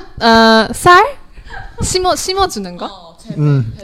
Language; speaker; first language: Korean; non-native, fluent; Chinese